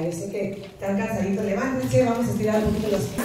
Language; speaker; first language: Spanish; native; Spanish